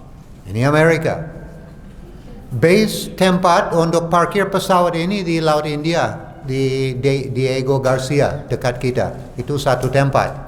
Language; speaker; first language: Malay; non-native, fluent; English